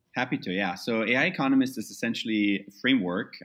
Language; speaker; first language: English; non-native, fluent; German